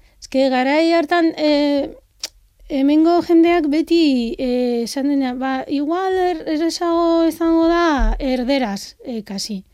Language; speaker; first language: Basque; non-native, fluent; Arabic